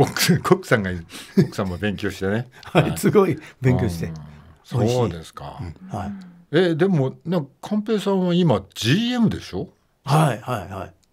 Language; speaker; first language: Japanese; native; Japanese